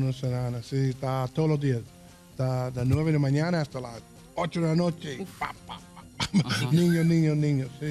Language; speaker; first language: Spanish; non-native, learner; English